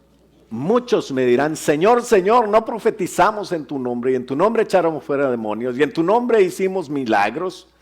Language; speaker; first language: Spanish; native; Spanish